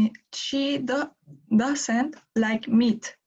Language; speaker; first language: English; non-native, learner; Spanish